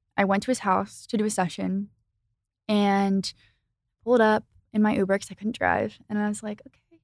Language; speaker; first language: English; native; English